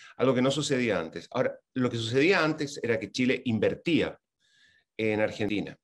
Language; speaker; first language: Spanish; native; Spanish